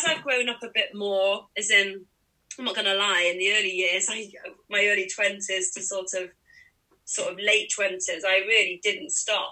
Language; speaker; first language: English; native; English